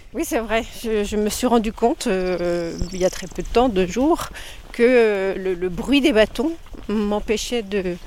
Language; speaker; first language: French; native; French